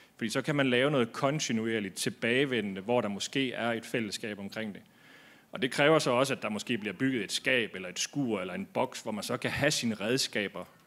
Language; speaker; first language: Danish; native; Danish